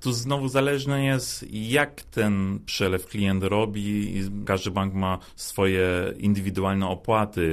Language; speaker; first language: Polish; early bilingual, other home language; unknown